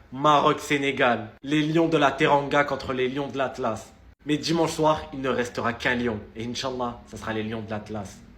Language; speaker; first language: French; early bilingual, other home language; Arabic